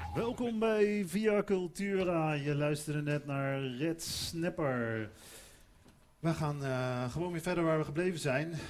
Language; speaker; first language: Dutch; native; Dutch